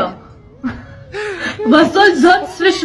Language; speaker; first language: German; native; German